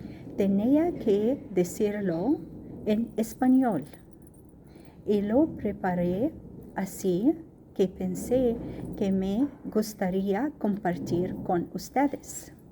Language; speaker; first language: Spanish; non-native, learner; Arabic